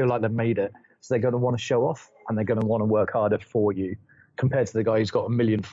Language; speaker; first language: English; native; English